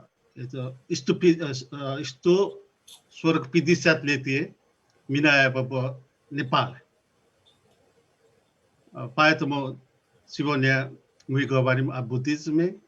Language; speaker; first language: Russian; non-native, learner; Nepali